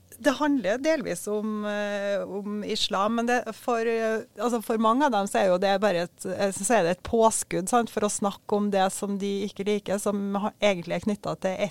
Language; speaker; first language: Norwegian; native; Norwegian